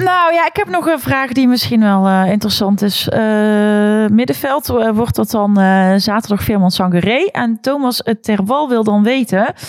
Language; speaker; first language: Dutch; native; Dutch